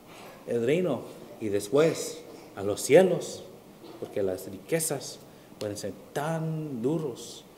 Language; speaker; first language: Spanish; early bilingual, heritage; Spanish